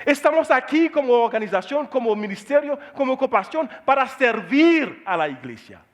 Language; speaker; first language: Spanish; non-native, learner; Haitian Creole